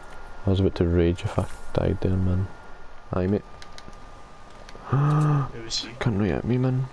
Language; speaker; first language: English; native; English